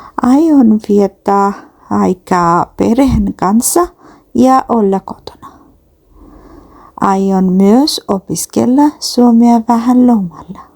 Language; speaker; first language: Finnish; non-native, learner; Bangla